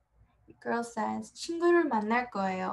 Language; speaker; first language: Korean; non-native, fluent; English